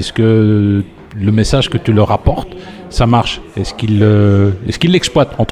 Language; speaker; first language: French; native; French